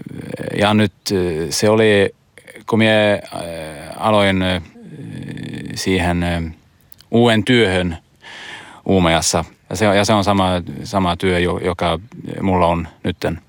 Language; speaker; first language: Finnish; non-native, learner; Swedish